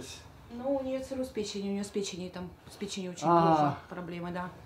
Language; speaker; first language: Russian; native; Russian